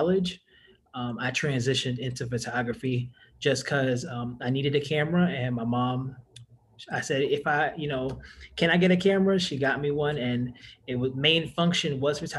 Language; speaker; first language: English; native; English